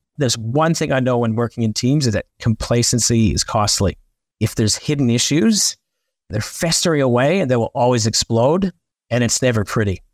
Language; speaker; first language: English; native; English